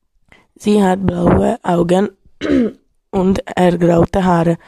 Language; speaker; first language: German; non-native, learner; Hungarian